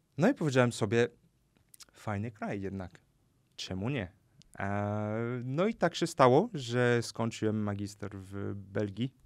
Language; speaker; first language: Polish; non-native, fluent; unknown